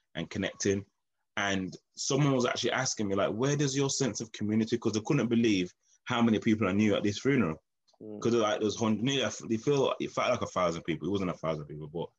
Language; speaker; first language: English; native; English